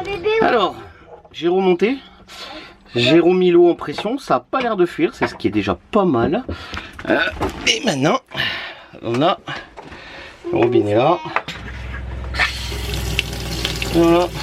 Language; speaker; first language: French; native; French